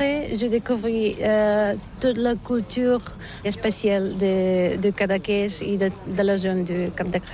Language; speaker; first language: French; non-native, learner; Bulgarian